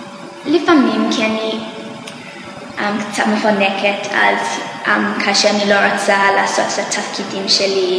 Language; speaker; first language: Hebrew; non-native, learner; English